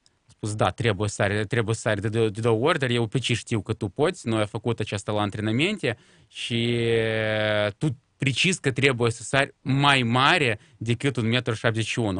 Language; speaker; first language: Romanian; non-native, local second language; Russian